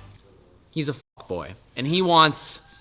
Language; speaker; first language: English; native; English